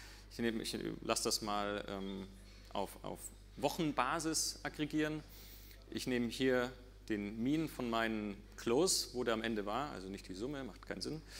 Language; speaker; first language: German; native; German